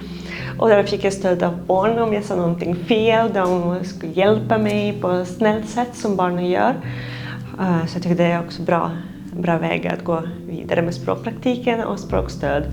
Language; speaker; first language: Swedish; non-native, fluent; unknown